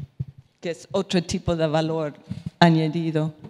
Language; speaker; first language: Spanish; non-native, fluent; English